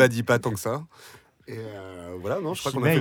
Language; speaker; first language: French; native; French